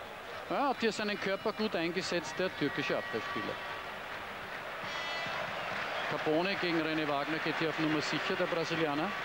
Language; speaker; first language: German; native; German